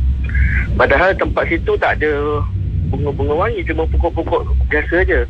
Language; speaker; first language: Malay; native; Malay